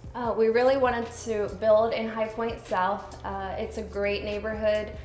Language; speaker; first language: English; native; English